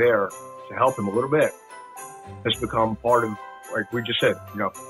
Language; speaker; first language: English; native; English